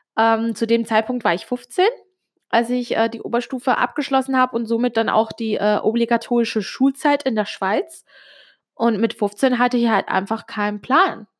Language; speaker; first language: German; early bilingual, other home language; Italian